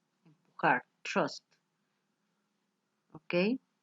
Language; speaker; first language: English; non-native, fluent; Spanish